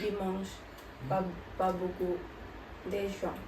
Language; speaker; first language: French; non-native, learner; Thai